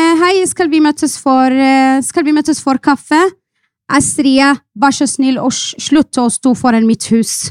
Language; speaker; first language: Norwegian; non-native, fluent; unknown